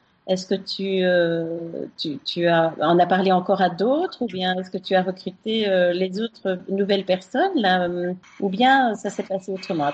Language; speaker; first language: French; native; French